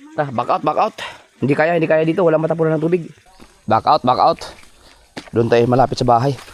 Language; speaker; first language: Filipino; non-native, local second language; Cebuano